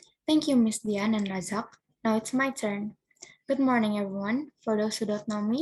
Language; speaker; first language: English; non-native, learner; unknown